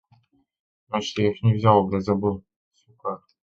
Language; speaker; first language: Russian; native; Russian